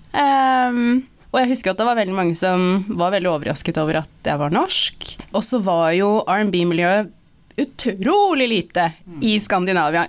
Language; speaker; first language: Norwegian; native; Norwegian